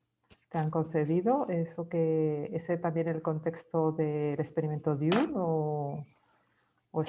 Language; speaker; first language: Spanish; native; Spanish